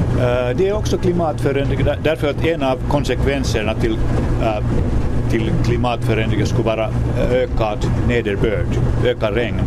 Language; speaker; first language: Swedish; non-native, local second language; Finnish